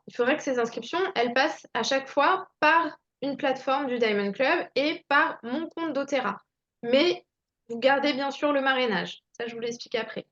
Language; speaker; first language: French; native; French